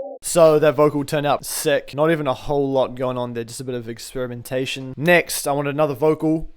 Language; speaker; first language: English; native; English